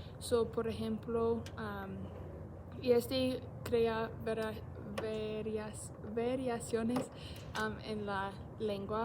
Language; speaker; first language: Spanish; non-native, learner; English